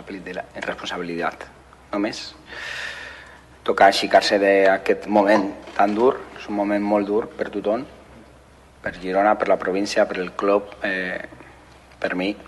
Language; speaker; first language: Catalan; non-native, learner; Spanish